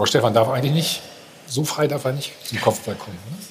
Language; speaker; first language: German; native; German